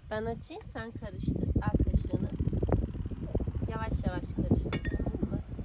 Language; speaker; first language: Turkish; native; Turkish